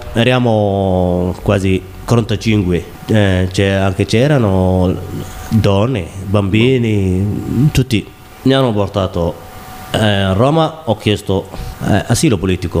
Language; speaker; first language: Italian; non-native, learner; Somali